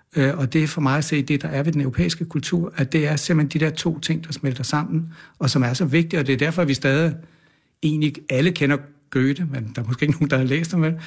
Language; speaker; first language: Danish; native; Danish